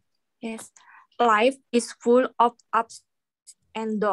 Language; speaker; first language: English; non-native, learner; Indonesian